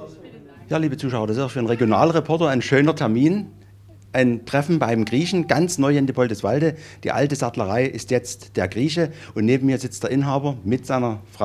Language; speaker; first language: German; native; German